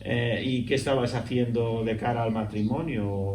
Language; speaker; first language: Spanish; non-native, fluent; English